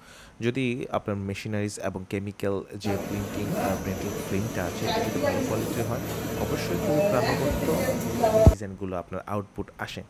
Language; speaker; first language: Bangla; native; Bangla